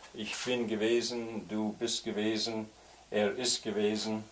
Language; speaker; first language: German; non-native, learner; English